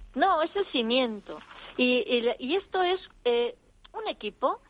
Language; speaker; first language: Spanish; native; Spanish